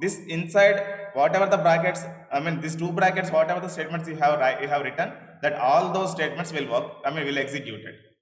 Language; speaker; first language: English; non-native, local second language; Telugu